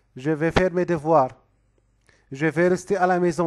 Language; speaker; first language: French; non-native, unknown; Arabic